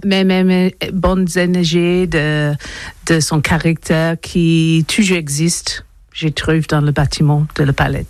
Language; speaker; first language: French; non-native, learner; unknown